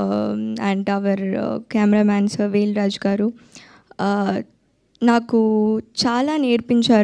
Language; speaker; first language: Telugu; non-native, fluent; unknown